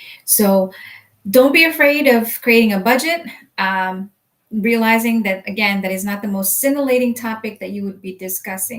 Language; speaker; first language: English; native; English